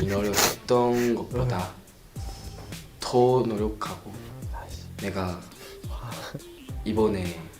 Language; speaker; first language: Korean; non-native, learner; Japanese